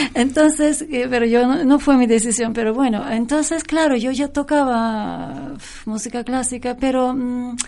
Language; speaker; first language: Spanish; non-native, fluent; Turkish